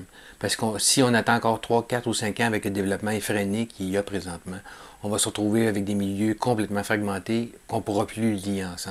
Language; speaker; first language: French; native; French